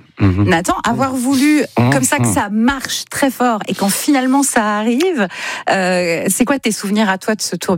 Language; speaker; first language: French; native; French